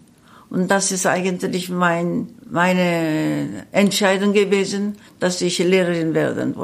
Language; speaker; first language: German; non-native, learner; Korean